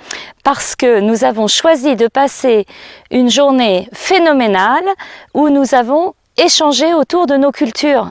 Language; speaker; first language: French; native; French